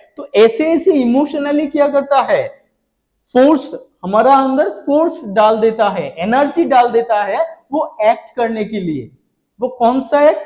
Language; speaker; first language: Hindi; non-native, local second language; Bangla